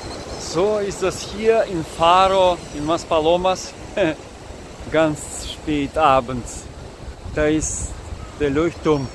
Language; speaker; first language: German; non-native, fluent; Russian